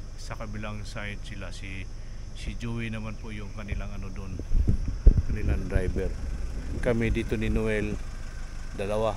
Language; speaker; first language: Filipino; non-native, local second language; Cebuano